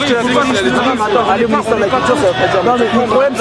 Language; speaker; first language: French; native; French